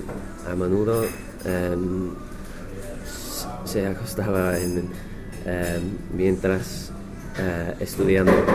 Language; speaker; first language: Spanish; non-native, learner; English